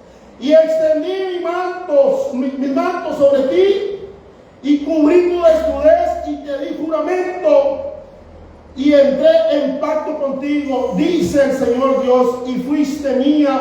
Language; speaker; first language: Spanish; native; Spanish